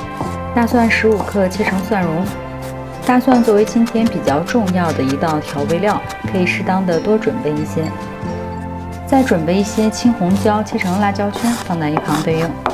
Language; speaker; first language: Chinese; native; Chinese